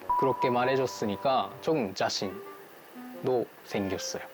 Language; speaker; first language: Korean; non-native, learner; Japanese